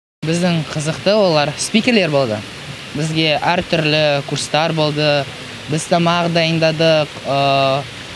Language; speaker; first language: Kazakh; non-native, local second language; Russian